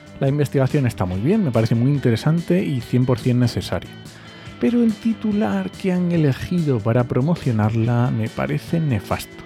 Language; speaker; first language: Spanish; native; Spanish